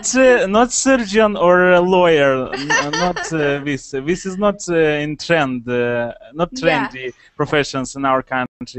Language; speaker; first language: English; non-native, learner; Russian